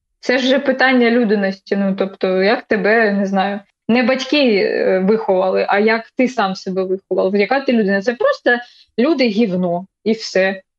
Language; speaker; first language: Ukrainian; non-native, local second language; Russian